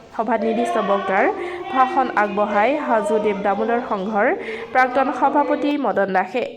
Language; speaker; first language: Assamese; native; Assamese